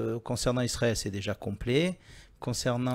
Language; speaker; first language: French; native; French